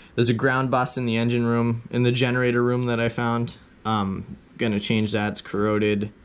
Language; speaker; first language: English; native; English